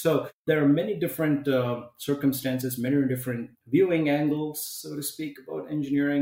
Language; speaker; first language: English; non-native, local second language; Tamil